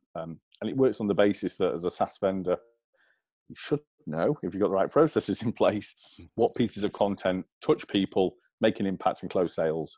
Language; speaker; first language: English; native; English